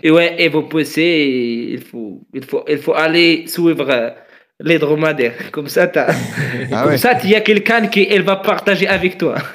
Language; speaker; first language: French; non-native, fluent; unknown